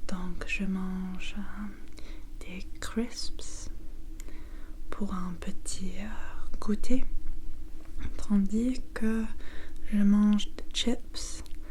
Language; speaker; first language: French; non-native, learner; English